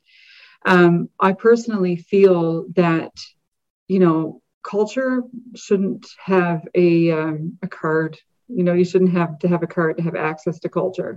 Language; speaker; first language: English; native; English